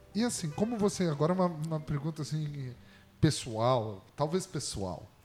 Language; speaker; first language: Portuguese; native; Portuguese